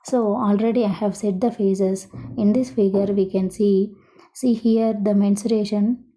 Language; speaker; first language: English; non-native, local second language; Telugu